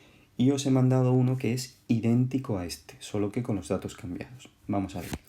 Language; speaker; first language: Spanish; native; Spanish